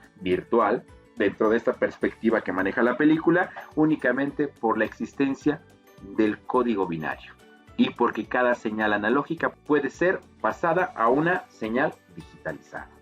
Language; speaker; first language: Spanish; native; Spanish